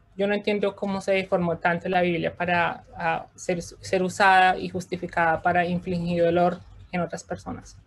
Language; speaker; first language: Spanish; native; Spanish